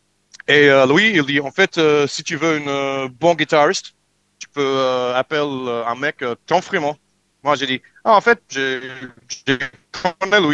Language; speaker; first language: French; non-native, learner; English